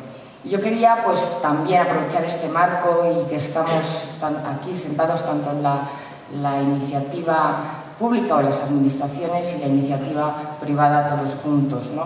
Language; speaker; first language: Spanish; native; Spanish